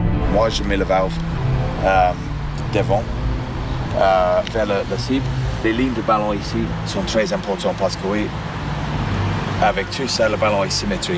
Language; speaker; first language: French; non-native, fluent; English